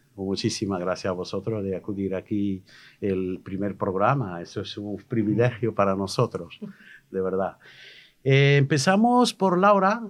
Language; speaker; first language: Spanish; non-native, fluent; Arabic